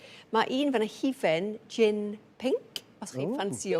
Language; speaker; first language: Welsh; native; Welsh